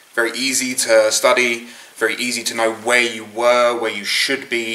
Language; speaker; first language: English; native; English